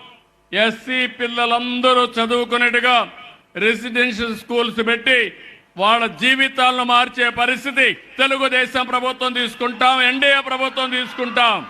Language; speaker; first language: Telugu; native; Telugu